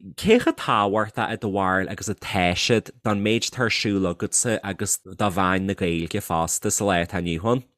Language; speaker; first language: Irish; native; Irish